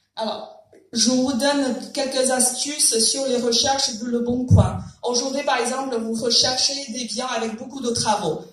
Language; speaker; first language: French; non-native, fluent; Chinese